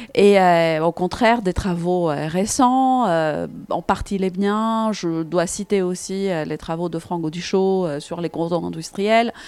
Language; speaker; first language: French; non-native, fluent; Greek